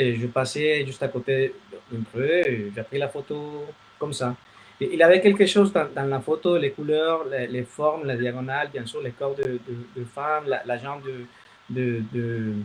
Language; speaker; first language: French; non-native, fluent; Spanish